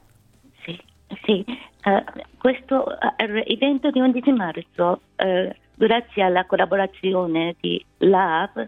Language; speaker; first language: Italian; non-native, fluent; Japanese